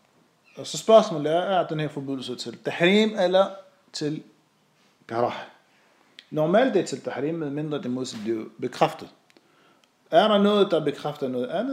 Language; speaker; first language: Danish; non-native, fluent; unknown